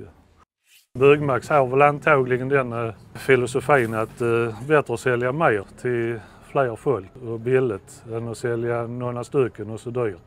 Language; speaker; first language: Swedish; native; Swedish